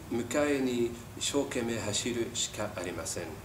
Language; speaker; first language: Japanese; non-native, learner; Dutch